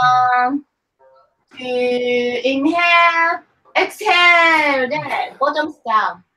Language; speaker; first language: English; non-native, learner; Japanese